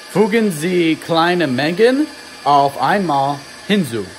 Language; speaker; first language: German; non-native, learner; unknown